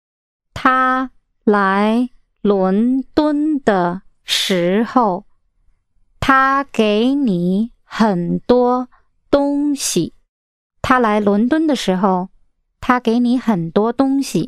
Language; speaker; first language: Chinese; non-native, learner; English